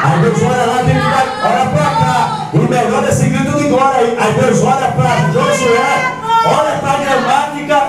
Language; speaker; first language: Portuguese; native; Portuguese